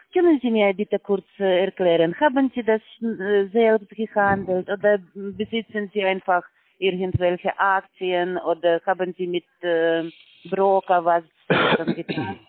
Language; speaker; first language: German; non-native, learner; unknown